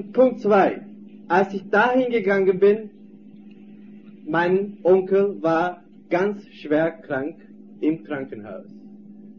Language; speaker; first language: German; non-native, fluent; Turkish